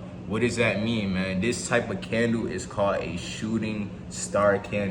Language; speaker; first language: English; native; English